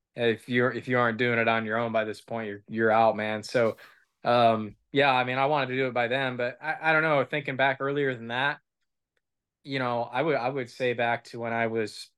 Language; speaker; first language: English; native; English